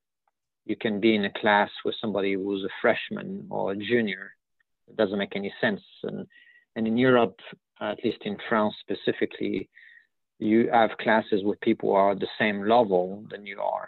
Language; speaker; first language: English; non-native, fluent; French